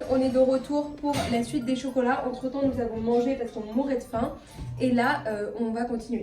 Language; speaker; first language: French; native; French